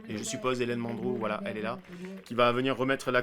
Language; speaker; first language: French; native; French